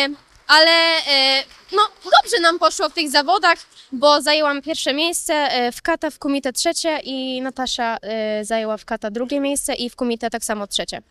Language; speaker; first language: Polish; native; Polish